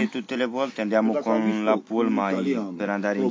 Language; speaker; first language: Italian; non-native, learner; Romanian